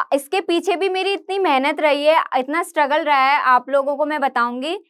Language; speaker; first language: Hindi; native; Hindi